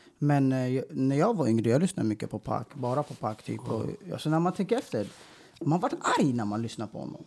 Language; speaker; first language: Swedish; early bilingual, other home language; Persian